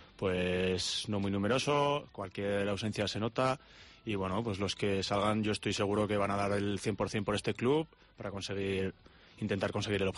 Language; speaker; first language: Spanish; native; Spanish